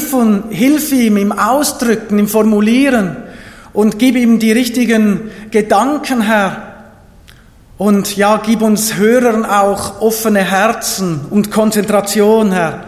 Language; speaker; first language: German; native; German